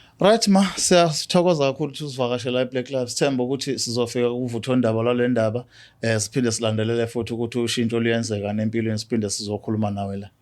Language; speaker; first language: Zulu; native; Zulu